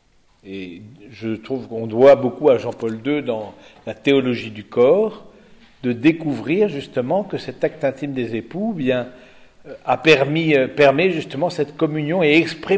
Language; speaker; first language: French; native; French